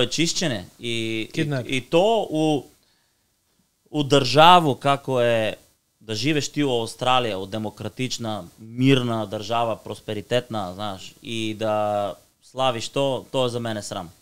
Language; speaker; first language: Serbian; non-native, learner; Bulgarian